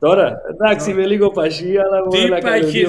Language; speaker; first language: Greek; non-native, learner; Portuguese